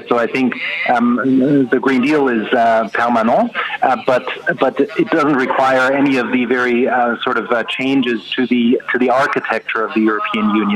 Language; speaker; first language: English; non-native, fluent; German